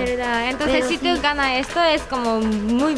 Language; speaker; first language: Spanish; non-native, learner; Japanese